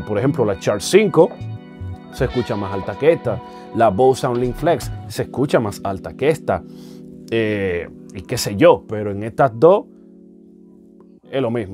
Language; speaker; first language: Spanish; native; Spanish